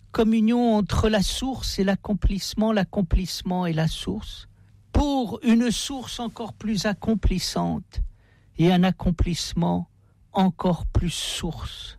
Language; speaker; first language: French; native; French